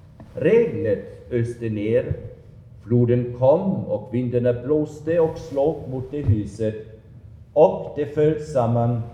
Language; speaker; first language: Swedish; non-native, fluent; German